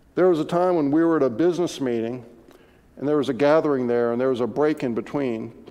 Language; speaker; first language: English; native; English